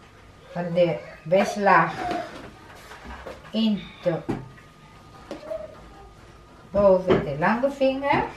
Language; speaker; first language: Dutch; non-native, learner; Italian